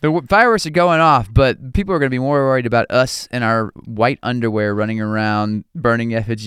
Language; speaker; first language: English; native; English